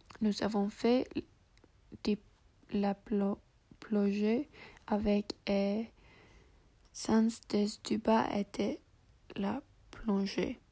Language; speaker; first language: French; non-native, learner; English